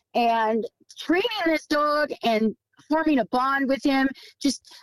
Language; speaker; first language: English; native; English